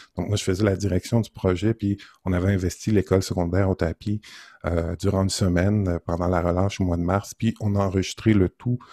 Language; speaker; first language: French; native; French